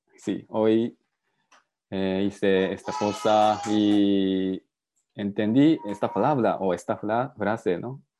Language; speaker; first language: Spanish; non-native, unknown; Japanese